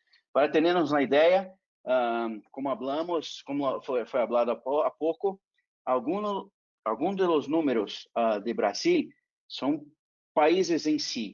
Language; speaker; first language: Spanish; non-native, fluent; Portuguese